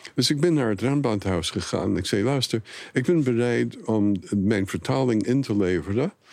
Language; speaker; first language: Dutch; non-native, fluent; English